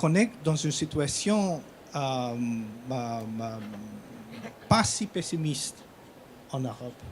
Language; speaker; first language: French; non-native, fluent; Albanian